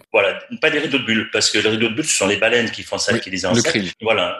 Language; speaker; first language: French; native; French